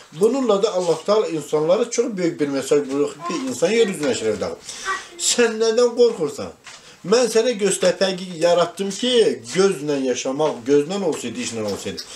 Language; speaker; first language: Azerbaijani; non-native, local second language; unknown